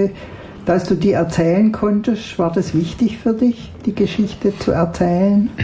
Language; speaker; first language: German; native; German